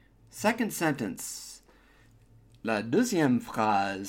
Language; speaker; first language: French; non-native, fluent; English